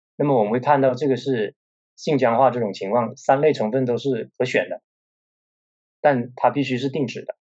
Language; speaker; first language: Chinese; non-native, local second language; Min Nan Chinese